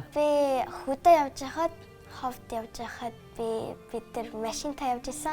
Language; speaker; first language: Mongolian; early bilingual, heritage; Mongolian